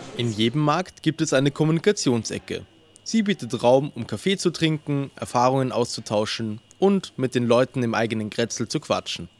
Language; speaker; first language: German; native; German